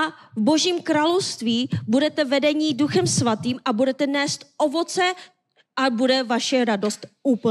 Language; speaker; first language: Czech; non-native, learner; Korean